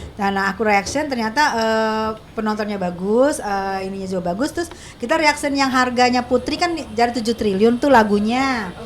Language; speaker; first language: Indonesian; native; Indonesian